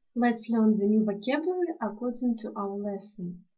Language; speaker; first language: English; non-native, fluent; Russian